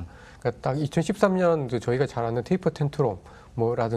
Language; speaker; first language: Korean; native; Korean